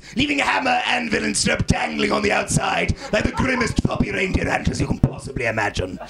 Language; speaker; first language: English; native; English